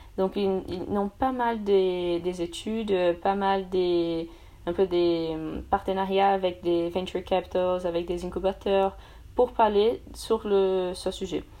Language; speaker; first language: French; non-native, fluent; Portuguese